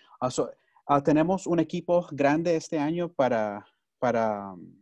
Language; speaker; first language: Spanish; early bilingual, heritage; Spanish